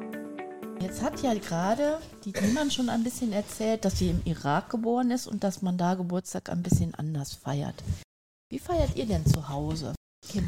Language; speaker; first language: German; native; German